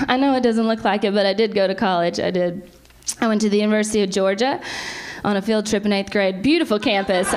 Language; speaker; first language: English; native; English